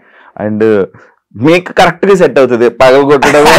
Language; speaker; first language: Telugu; native; Telugu